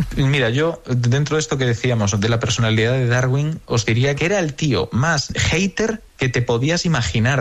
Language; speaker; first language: Spanish; native; Spanish